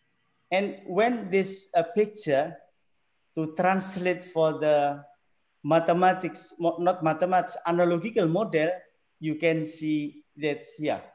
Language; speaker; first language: English; non-native, learner; Indonesian